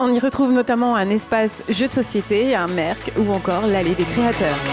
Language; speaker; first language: French; native; French